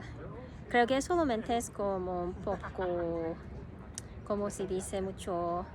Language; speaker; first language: Spanish; non-native, learner; Cantonese